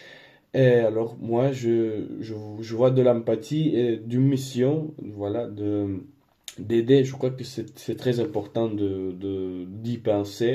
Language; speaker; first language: French; non-native, learner; Spanish